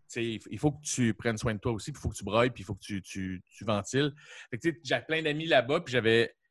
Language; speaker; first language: French; native; French